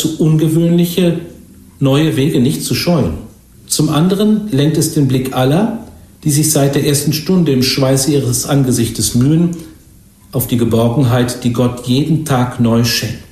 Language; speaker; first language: German; native; German